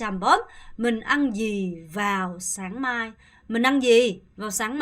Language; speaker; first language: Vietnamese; non-native, fluent; Korean